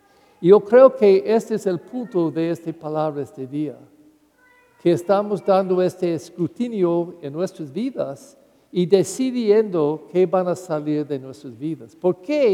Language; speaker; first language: Spanish; non-native, learner; English